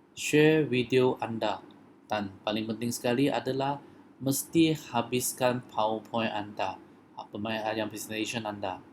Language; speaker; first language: Malay; non-native, local second language; Chinese